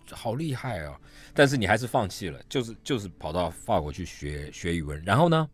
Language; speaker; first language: Chinese; native; Chinese